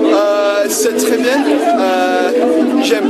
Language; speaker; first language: French; non-native, learner; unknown